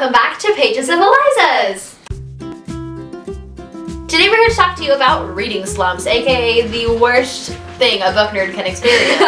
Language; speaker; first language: English; native; English